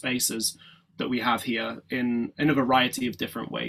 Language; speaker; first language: English; native; English